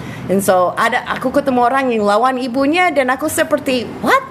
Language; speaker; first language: Indonesian; non-native, fluent; English